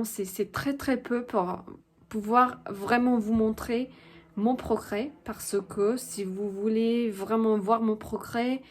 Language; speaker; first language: French; non-native, fluent; Spanish